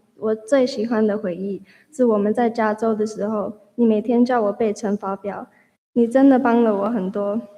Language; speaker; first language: Chinese; early bilingual, heritage; Chinese